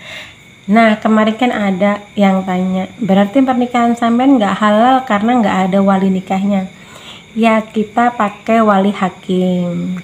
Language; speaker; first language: Indonesian; native; Indonesian